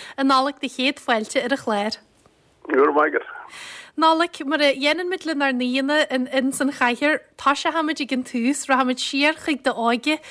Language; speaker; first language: Irish; native; Irish